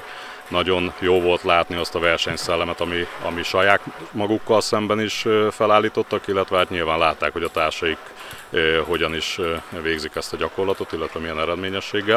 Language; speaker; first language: Hungarian; native; Hungarian